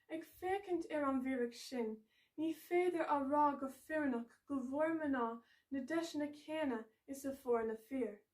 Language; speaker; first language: Irish; non-native, local second language; English